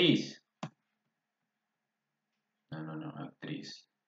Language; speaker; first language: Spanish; non-native, fluent; English